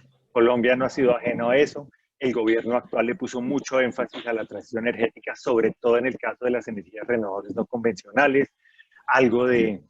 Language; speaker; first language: Spanish; native; Spanish